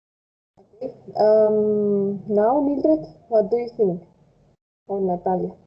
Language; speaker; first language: English; non-native, fluent; Spanish